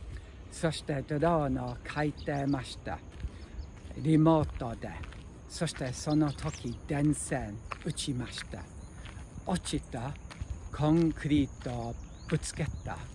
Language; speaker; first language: Japanese; non-native, learner; English